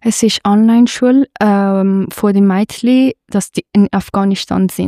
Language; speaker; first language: German; non-native, fluent; Persian